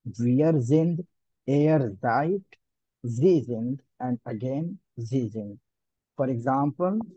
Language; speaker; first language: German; non-native, learner; Hindi